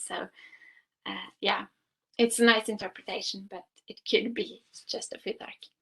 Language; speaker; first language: English; non-native, fluent; Norwegian